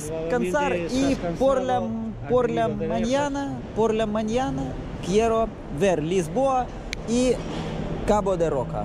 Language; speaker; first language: Spanish; non-native, learner; Russian